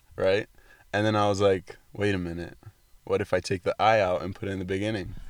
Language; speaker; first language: English; early bilingual, other home language; Arabic